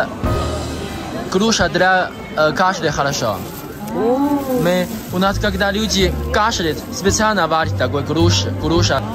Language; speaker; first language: Russian; non-native, learner; Chinese